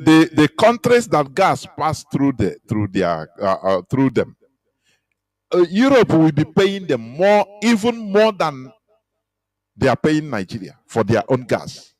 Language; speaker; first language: English; non-native, local second language; Igbo